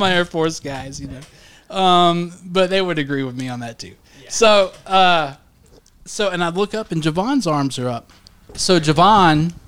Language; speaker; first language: English; native; English